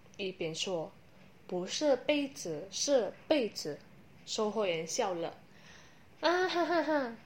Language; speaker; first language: Chinese; non-native, learner; Indonesian